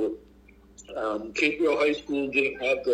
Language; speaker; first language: English; native; English